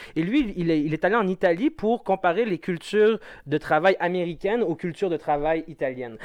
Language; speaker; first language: French; non-native, local second language; Arabic